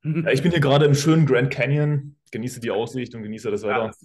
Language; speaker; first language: German; native; German